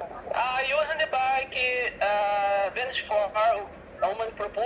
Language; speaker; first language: English; non-native, learner; Portuguese